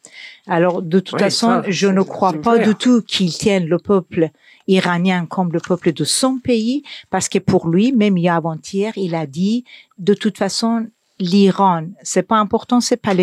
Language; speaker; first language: French; non-native, fluent; Persian